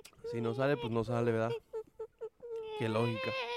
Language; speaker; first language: Spanish; early bilingual, heritage; Spanish